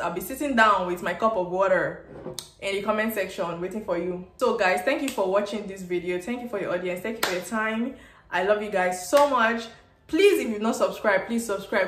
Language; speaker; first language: English; non-native, local second language; Yoruba